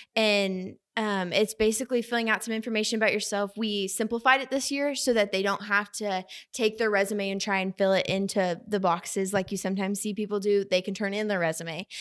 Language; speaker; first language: English; native; English